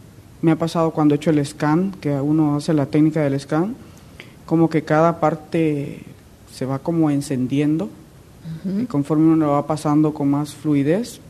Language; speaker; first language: Spanish; native; Spanish